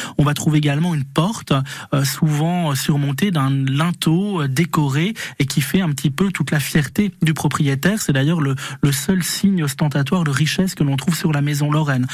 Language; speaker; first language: French; native; French